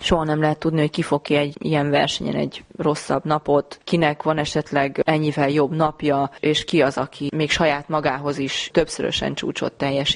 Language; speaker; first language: Hungarian; native; Hungarian